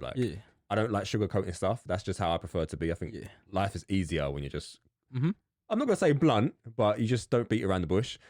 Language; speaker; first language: English; native; English